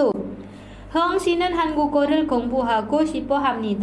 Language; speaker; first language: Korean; non-native, fluent; Indonesian